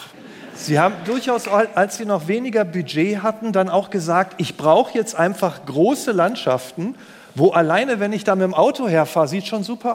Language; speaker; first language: German; native; German